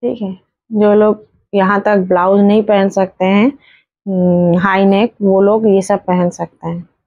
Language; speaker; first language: Hindi; non-native, local second language; Bangla